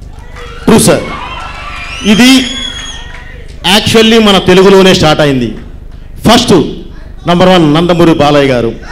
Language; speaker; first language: Telugu; native; Telugu